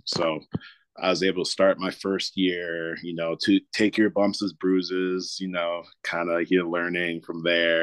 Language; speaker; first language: English; native; English